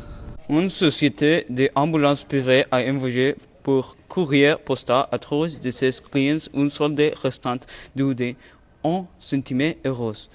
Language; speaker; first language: French; non-native, learner; Spanish